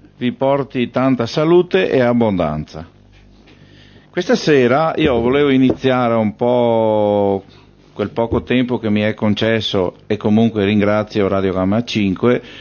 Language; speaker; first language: Italian; native; Italian